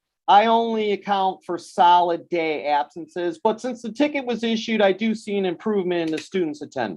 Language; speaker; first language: English; native; English